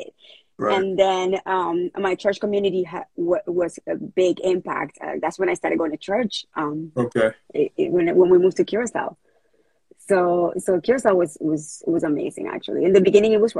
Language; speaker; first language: English; early bilingual, other home language; Spanish